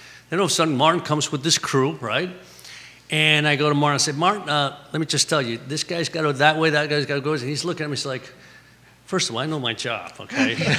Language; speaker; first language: English; early bilingual, other home language; Spanish